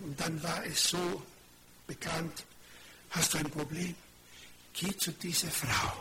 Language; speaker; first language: German; non-native, fluent; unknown